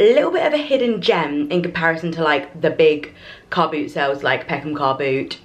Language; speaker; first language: English; native; English